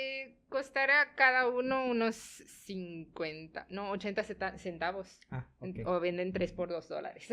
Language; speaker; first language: Spanish; non-native, fluent; Tamil